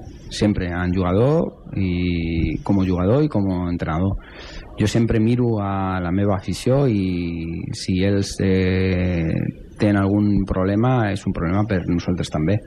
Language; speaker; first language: Catalan; non-native, fluent; Spanish